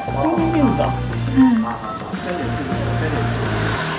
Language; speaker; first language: Japanese; native; Japanese